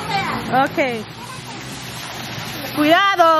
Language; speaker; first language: Spanish; early bilingual, heritage; Spanish